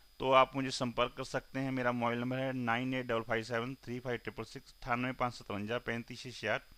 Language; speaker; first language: Hindi; non-native, local second language; Punjabi